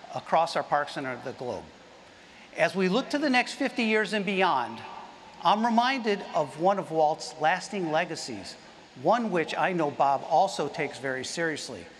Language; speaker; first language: English; native; English